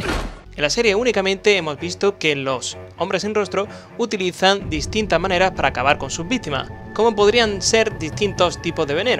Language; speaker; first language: Spanish; native; Spanish